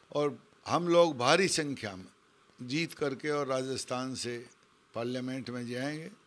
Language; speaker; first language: Hindi; native; Hindi